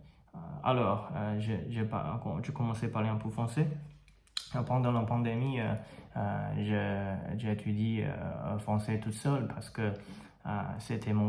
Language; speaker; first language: French; non-native, learner; Chinese